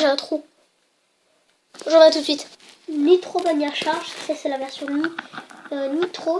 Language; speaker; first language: French; native; French